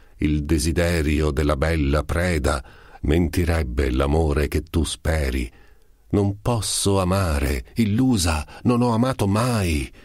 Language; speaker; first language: Italian; native; Italian